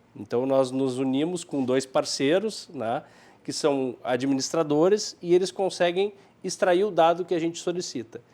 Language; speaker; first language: Portuguese; native; Portuguese